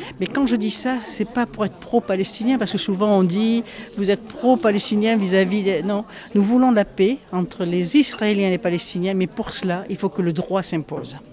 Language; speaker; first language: French; native; French